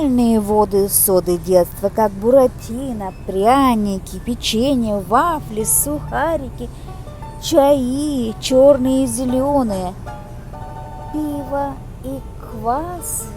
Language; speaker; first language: Russian; non-native, local second language; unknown